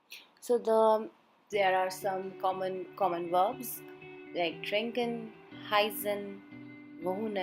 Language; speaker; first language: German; non-native, fluent; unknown